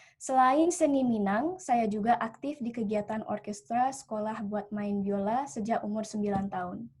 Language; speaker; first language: Indonesian; early bilingual, heritage; Indonesian